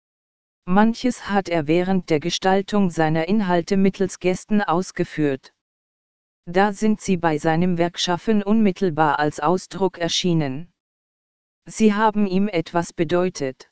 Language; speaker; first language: German; native; German